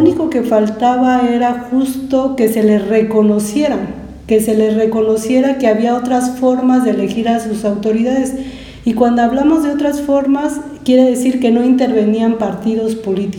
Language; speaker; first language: Spanish; native; Spanish